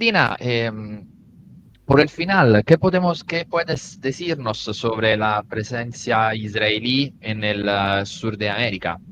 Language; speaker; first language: Spanish; non-native, fluent; Italian